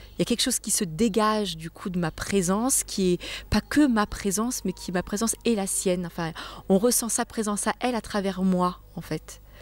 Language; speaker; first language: French; native; French